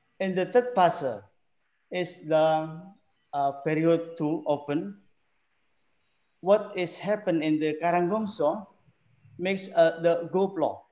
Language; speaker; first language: English; non-native, learner; Indonesian